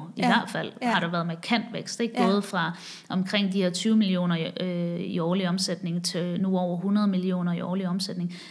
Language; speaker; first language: Danish; native; Danish